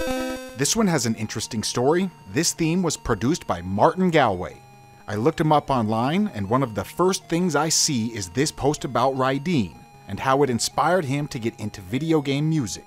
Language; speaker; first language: English; native; English